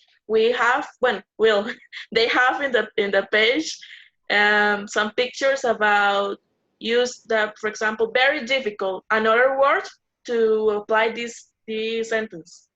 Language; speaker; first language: English; non-native, learner; Spanish